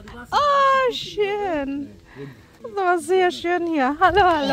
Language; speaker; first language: German; non-native, learner; Filipino